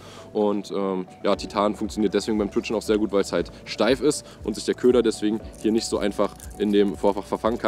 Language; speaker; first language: German; native; German